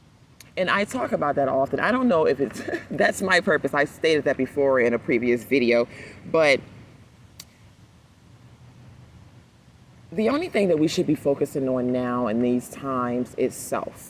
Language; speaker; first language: English; native; English